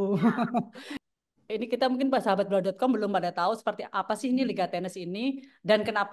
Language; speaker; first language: Indonesian; native; Indonesian